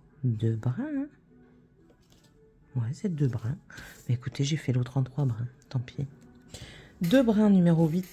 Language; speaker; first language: French; native; French